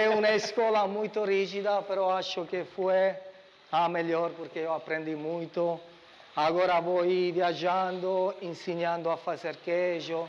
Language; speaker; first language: Portuguese; non-native, learner; Italian